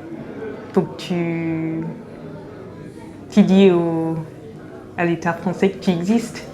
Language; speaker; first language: French; non-native, fluent; English